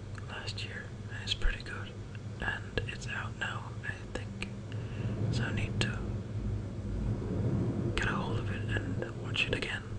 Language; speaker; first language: English; non-native, fluent; Danish